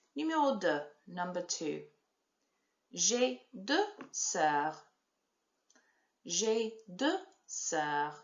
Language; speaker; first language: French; non-native, fluent; English